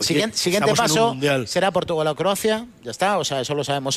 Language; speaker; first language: Spanish; native; Spanish